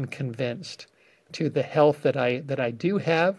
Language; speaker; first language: English; native; English